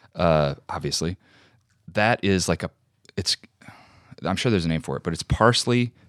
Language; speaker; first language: English; native; English